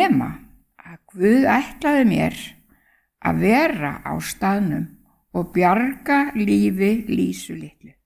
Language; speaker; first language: Icelandic; native; Icelandic